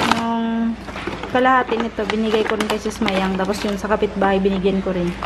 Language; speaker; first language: Filipino; non-native, local second language; Cebuano